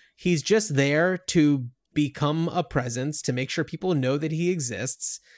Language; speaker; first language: English; native; English